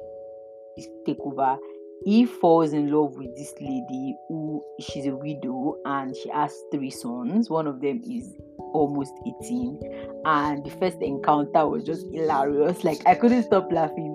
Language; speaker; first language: English; non-native, local second language; Yoruba